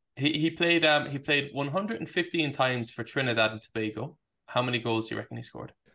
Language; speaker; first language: English; native; English